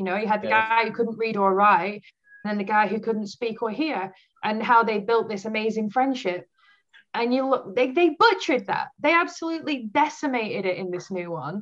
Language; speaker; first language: English; native; English